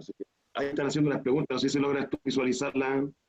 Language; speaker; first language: Spanish; native; Spanish